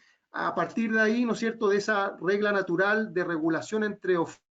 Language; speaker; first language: Spanish; native; Spanish